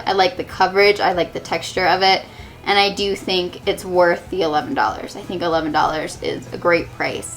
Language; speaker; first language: English; native; English